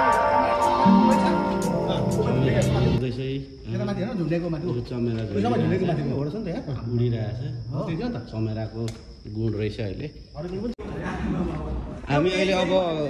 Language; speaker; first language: Nepali; native; Nepali